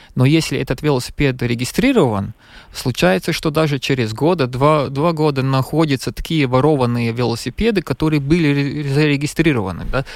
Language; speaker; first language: Russian; non-native, local second language; Latvian